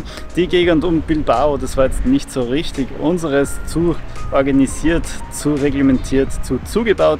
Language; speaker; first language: German; native; German